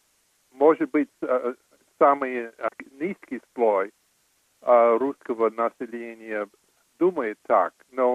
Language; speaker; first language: Russian; non-native, fluent; English